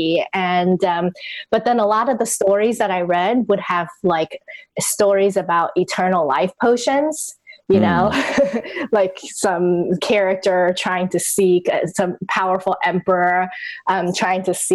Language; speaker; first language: English; non-native, fluent; Chinese